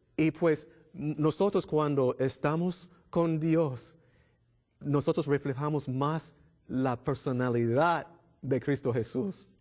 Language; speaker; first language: Spanish; non-native, fluent; English